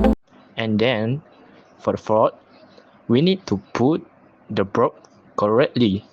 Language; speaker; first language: English; non-native, local second language; Malay